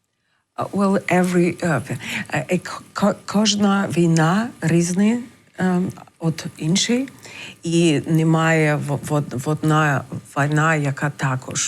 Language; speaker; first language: Ukrainian; non-native, learner; English